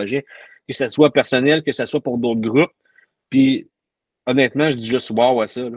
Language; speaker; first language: French; native; French